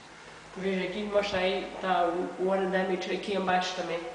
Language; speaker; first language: Portuguese; native; Portuguese